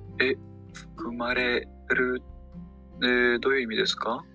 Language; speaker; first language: Japanese; non-native, learner; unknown